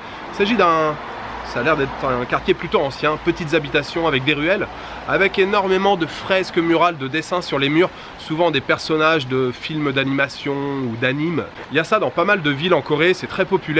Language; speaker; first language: French; native; French